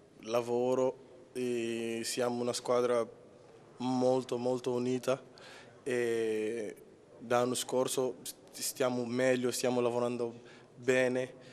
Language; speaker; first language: Italian; non-native, fluent; Portuguese